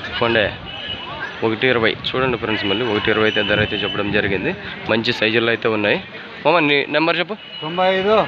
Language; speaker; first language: Telugu; native; Telugu